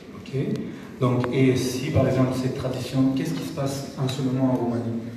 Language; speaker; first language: French; non-native, fluent; Georgian